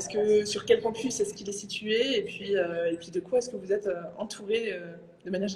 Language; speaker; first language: French; native; French